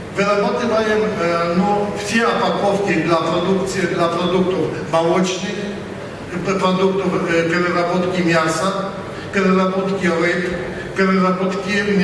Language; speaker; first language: Russian; non-native, learner; Polish